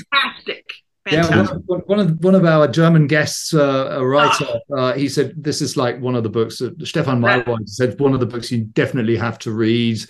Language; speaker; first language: English; native; English